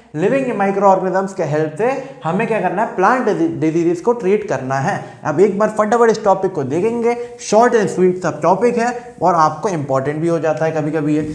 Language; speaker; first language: Hindi; native; Hindi